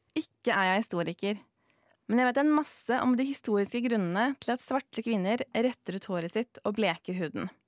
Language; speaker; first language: Norwegian; native; Norwegian